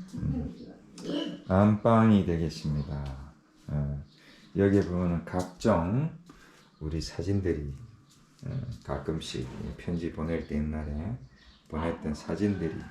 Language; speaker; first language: Korean; native; Korean